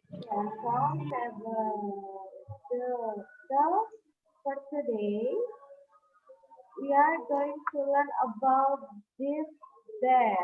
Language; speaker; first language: English; non-native, fluent; Indonesian